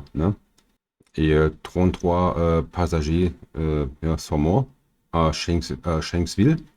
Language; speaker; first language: French; non-native, learner; German